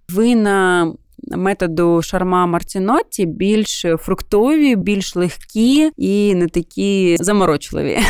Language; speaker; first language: Ukrainian; non-native, local second language; Russian